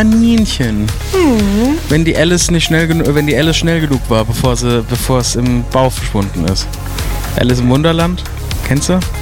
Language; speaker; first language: German; native; German